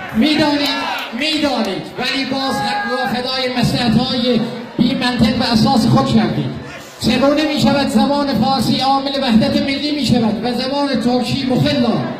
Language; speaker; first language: Persian; non-native, local second language; Azerbaijani